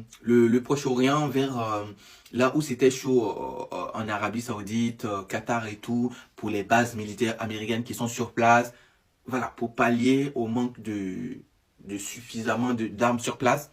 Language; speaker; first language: French; native; French